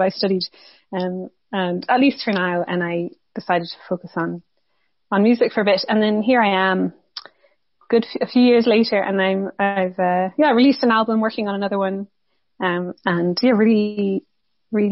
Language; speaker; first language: English; native; English